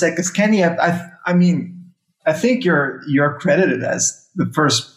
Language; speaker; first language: English; native; English